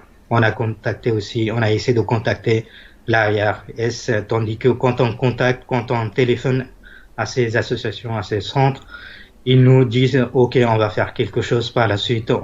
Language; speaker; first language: French; non-native, fluent; Bangla